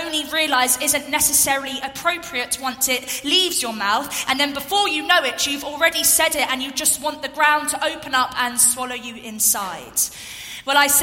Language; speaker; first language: English; native; English